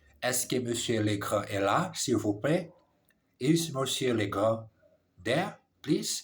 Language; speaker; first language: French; non-native, learner; English